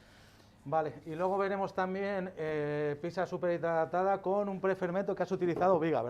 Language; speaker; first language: Spanish; native; Spanish